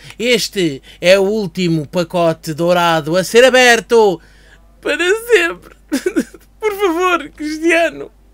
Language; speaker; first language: Portuguese; native; Portuguese